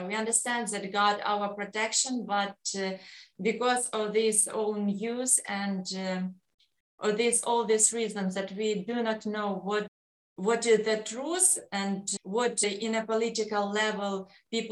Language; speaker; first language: English; non-native, learner; Ukrainian